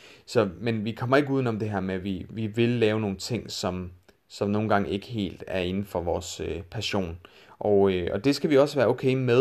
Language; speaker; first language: Danish; native; Danish